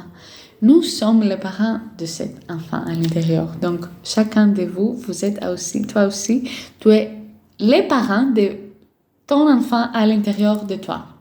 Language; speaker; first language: French; non-native, fluent; Greek